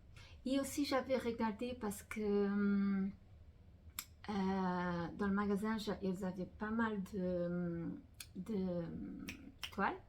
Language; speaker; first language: French; non-native, fluent; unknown